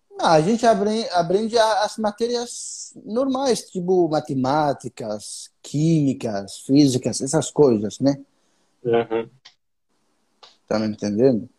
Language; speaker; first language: Portuguese; non-native, fluent; Arabic